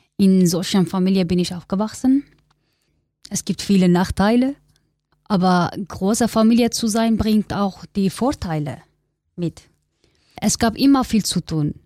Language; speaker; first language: German; non-native, learner; Kurdish